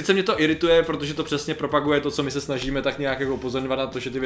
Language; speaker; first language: Czech; native; Czech